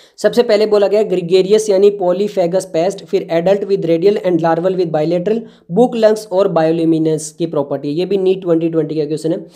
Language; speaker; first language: Hindi; native; Hindi